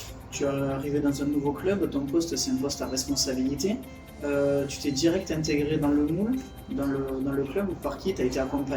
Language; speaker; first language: French; native; French